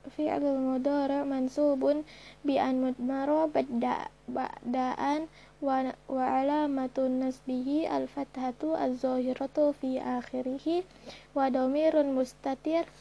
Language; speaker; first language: Arabic; non-native, learner; Indonesian